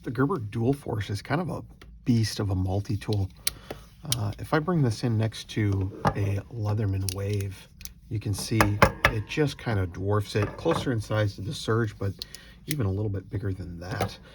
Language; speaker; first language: English; native; English